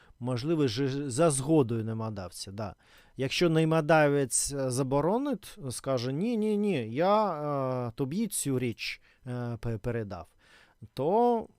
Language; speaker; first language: Ukrainian; non-native, learner; Russian